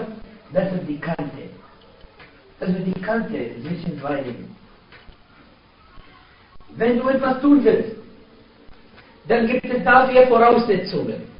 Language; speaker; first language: German; non-native, fluent; Arabic